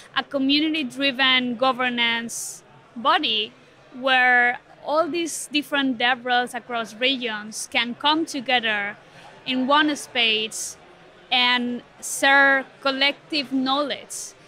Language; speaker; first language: English; non-native, fluent; Spanish